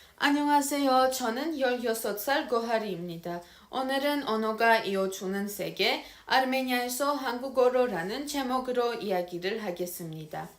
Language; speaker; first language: Korean; non-native, learner; Armenian